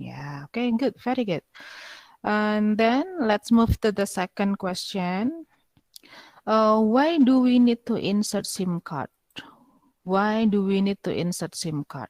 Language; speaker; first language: English; non-native, fluent; Indonesian